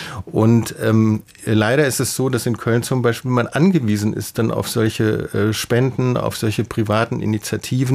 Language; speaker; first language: German; native; German